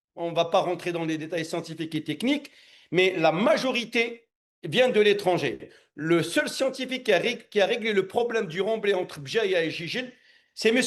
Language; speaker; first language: French; non-native, local second language; Arabic